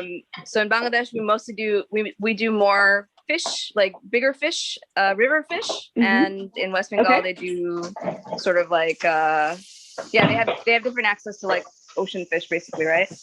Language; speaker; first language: English; early bilingual, other home language; Bangla